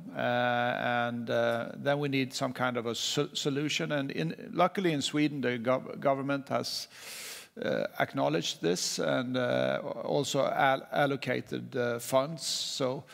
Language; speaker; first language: English; non-native, fluent; Swedish